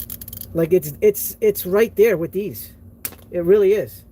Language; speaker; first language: English; native; English